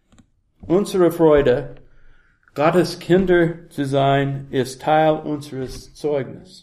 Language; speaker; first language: German; non-native, learner; English